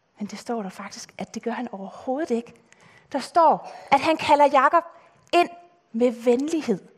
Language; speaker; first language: Danish; native; Danish